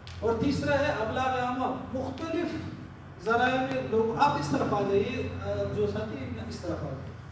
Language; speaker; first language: Urdu; non-native, local second language; Pashto